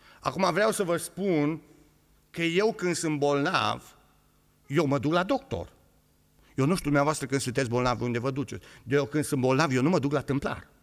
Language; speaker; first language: Romanian; native; Romanian